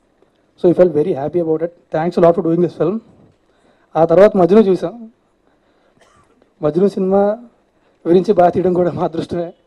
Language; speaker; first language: Telugu; native; Telugu